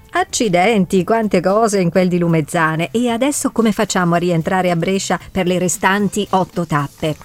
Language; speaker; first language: Italian; native; Italian